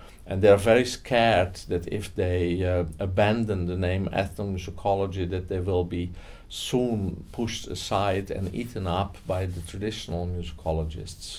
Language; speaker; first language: English; non-native, fluent; Dutch